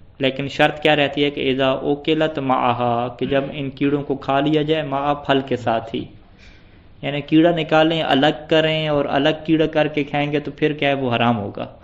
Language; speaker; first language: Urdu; non-native, local second language; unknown